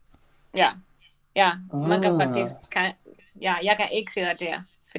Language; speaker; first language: Danish; non-native, learner; Spanish